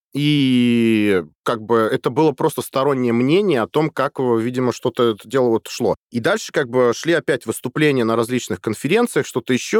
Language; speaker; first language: Russian; native; Russian